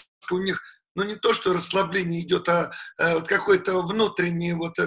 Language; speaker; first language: Russian; native; Russian